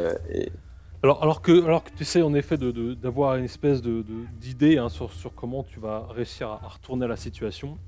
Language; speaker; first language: French; native; French